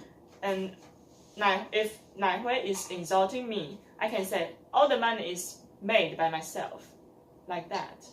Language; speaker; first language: English; non-native, learner; Chinese